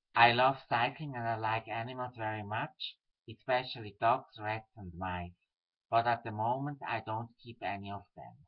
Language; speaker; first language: English; non-native, fluent; Swiss German